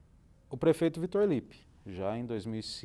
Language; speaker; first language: Portuguese; native; Portuguese